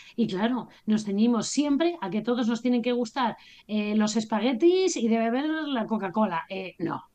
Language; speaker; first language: Spanish; native; Spanish